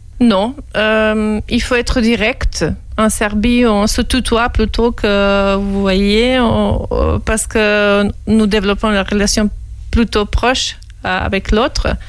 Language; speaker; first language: French; non-native, fluent; Serbian